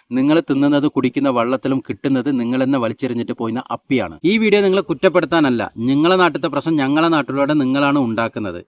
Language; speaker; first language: Malayalam; non-native, local second language; Tamil